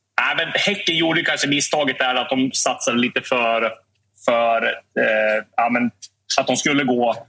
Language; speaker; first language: Swedish; native; Swedish